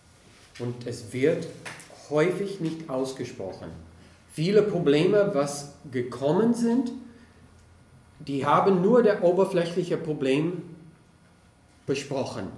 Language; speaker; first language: German; non-native, fluent; English